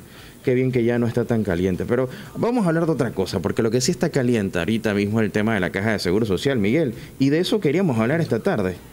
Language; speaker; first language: Spanish; native; Spanish